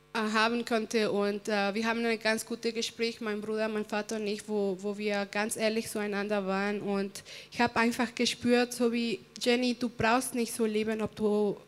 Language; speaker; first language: German; early bilingual, other home language; Spanish